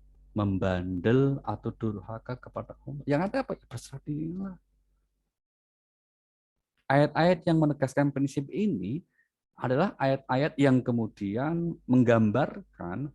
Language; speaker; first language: Indonesian; native; Indonesian